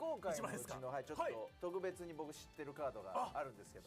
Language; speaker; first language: Japanese; native; Japanese